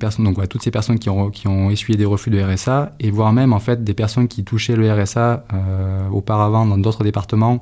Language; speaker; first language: French; native; French